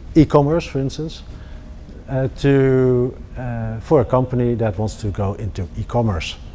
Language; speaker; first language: English; non-native, fluent; Dutch